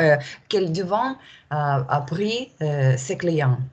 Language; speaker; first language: French; non-native, learner; Russian